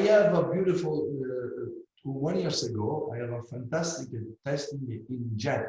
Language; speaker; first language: English; non-native, learner; Italian